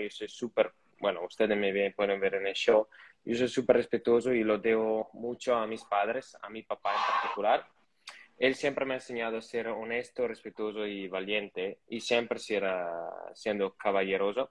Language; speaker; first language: Spanish; non-native, fluent; Italian